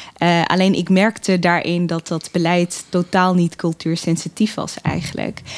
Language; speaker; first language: Dutch; early bilingual, other home language; Tigrinya